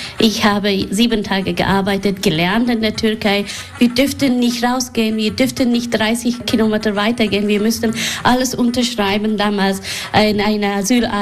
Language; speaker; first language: German; non-native, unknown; Persian